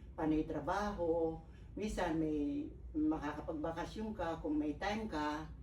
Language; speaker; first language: Filipino; non-native, local second language; Pampanga